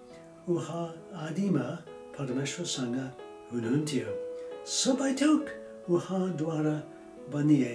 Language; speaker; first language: Nepali; non-native, fluent; English